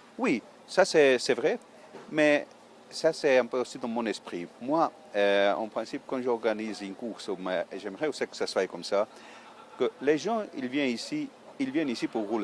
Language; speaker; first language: French; non-native, fluent; Italian